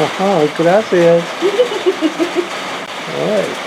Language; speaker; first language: Spanish; non-native, learner; English